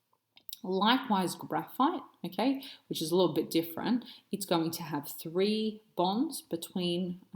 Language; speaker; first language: English; native; English